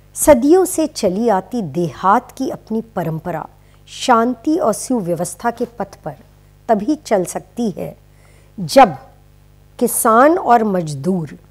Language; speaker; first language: Hindi; native; Hindi